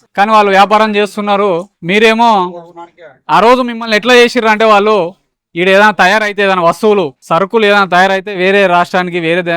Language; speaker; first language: Telugu; native; Telugu